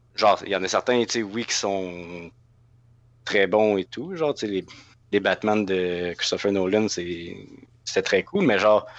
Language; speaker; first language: French; native; French